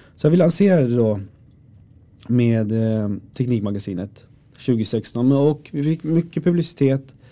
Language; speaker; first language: Swedish; early bilingual, other home language; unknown